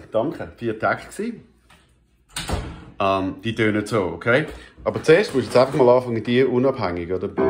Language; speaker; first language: German; native; German